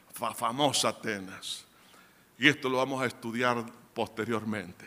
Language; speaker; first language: Spanish; native; Spanish